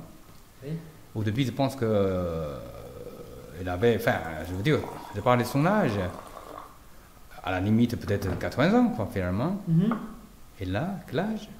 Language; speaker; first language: French; non-native, fluent; Chinese